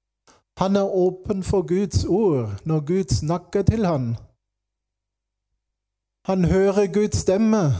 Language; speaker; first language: Norwegian; non-native, fluent; German